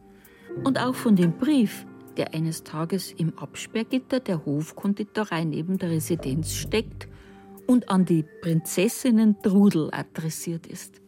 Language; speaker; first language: German; native; German